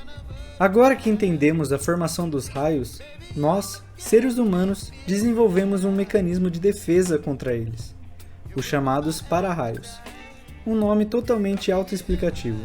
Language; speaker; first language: Portuguese; native; Portuguese